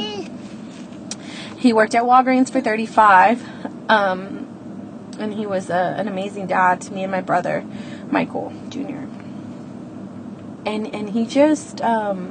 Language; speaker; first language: English; native; English